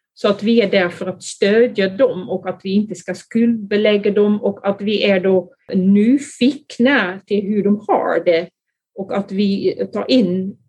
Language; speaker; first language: Swedish; non-native, fluent; Dutch